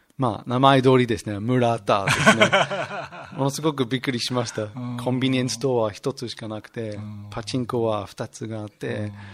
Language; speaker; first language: Japanese; non-native, fluent; English